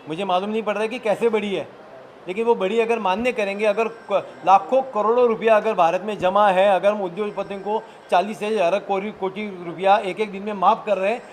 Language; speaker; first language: Hindi; non-native, local second language; Marathi